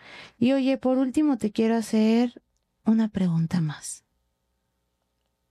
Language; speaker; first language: Spanish; native; Spanish